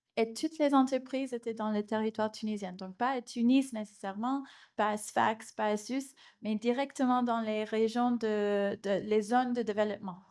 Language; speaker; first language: French; non-native, fluent; Spanish